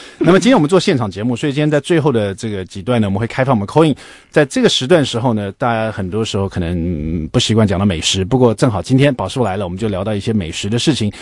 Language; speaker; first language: Chinese; native; Chinese